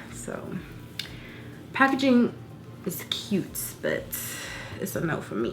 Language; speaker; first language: English; native; English